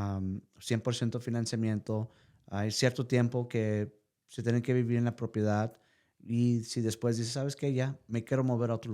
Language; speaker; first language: Spanish; early bilingual, heritage; Spanish